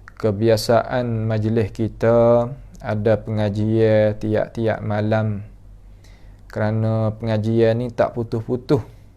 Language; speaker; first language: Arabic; non-native, fluent; Malay